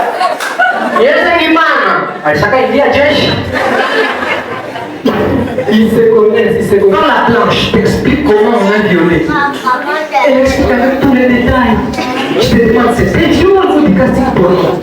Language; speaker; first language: French; non-native, local second language; Swahili